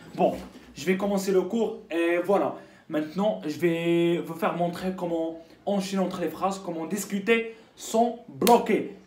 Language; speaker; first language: French; non-native, local second language; Arabic